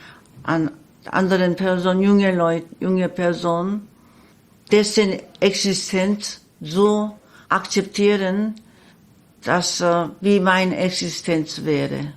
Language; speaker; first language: German; non-native, learner; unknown